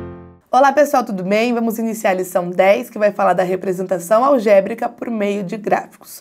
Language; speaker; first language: Portuguese; native; Portuguese